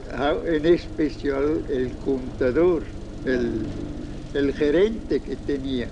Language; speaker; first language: Spanish; non-native, fluent; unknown